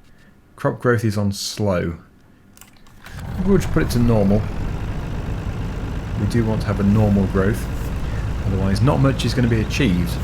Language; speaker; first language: English; native; English